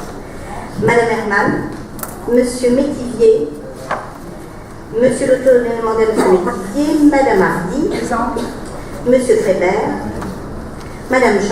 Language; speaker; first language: French; native; French